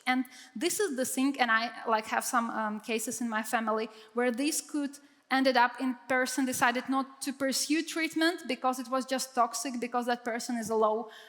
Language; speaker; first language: English; non-native, fluent; Czech